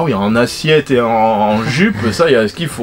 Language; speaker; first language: French; native; French